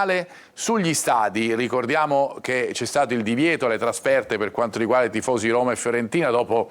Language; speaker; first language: Italian; native; Italian